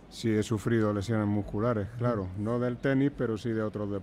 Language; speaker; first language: Spanish; native; Spanish